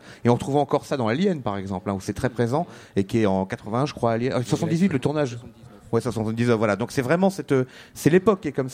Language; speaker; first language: French; native; French